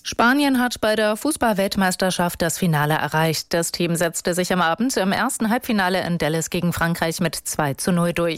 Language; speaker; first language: German; native; German